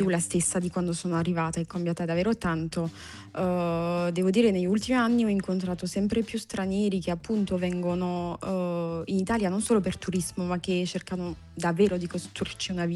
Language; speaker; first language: Italian; non-native, fluent; French